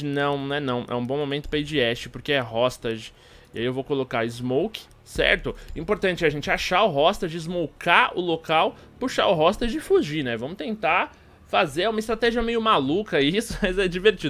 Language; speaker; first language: Portuguese; native; Portuguese